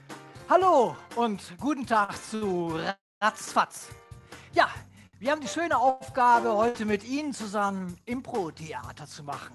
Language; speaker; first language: German; native; German